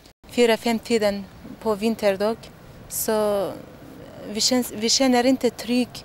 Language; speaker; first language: Swedish; non-native, learner; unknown